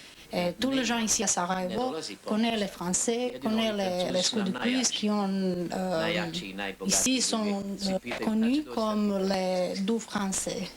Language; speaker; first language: French; non-native, learner; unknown